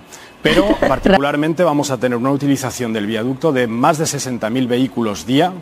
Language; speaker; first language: Spanish; native; Spanish